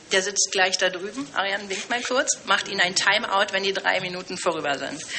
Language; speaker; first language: German; early bilingual, other home language; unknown